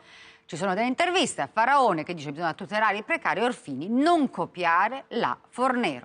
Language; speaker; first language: Italian; native; Italian